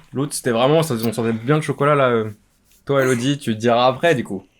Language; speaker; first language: French; native; French